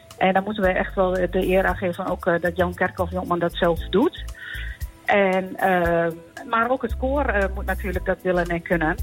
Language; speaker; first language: Dutch; native; Dutch